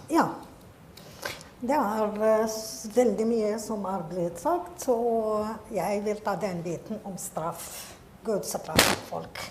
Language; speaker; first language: Norwegian; non-native, fluent; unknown